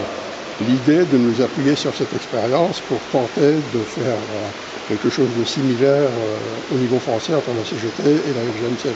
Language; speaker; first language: French; native; French